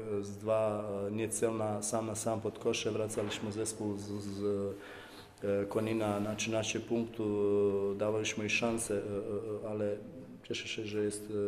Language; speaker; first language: Polish; non-native, fluent; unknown